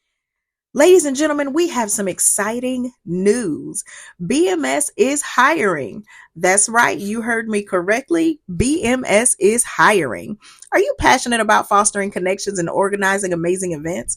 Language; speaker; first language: English; native; English